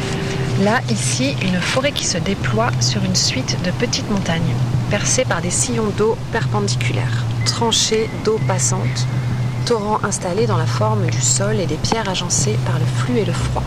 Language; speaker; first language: French; native; French